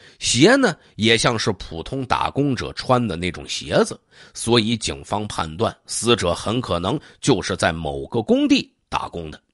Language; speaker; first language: Chinese; native; Chinese